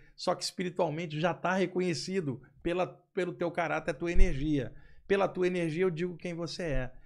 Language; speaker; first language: Portuguese; native; Portuguese